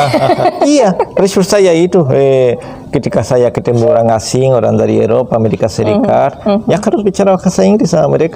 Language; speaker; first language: Indonesian; non-native, fluent; Spanish